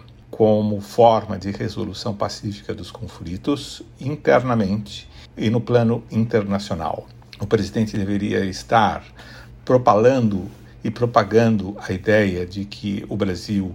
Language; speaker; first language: Portuguese; native; Portuguese